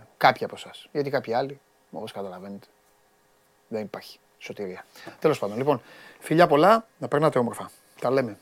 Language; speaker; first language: Greek; native; Greek